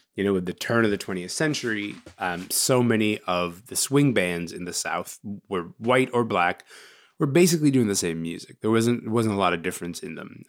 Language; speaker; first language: English; early bilingual, other home language; Arabic